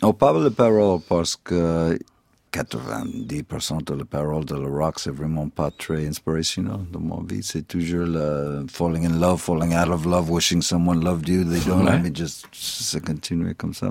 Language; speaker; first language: French; non-native, fluent; English